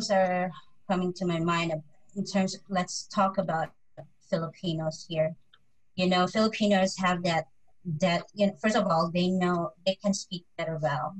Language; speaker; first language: English; non-native, local second language; Filipino